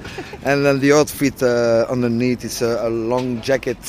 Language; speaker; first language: English; non-native, learner; French